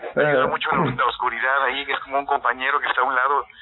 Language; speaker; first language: Spanish; native; Spanish